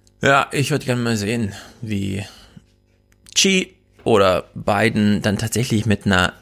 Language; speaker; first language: German; native; German